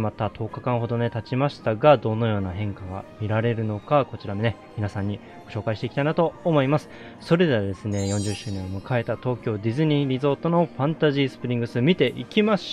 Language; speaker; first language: Japanese; native; Japanese